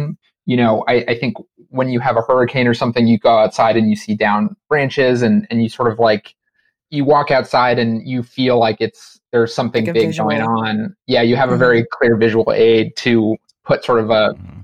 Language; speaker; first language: English; native; English